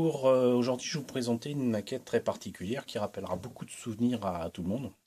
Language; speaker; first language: French; native; French